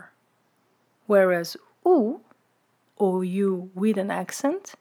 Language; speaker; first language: English; non-native, fluent; Turkish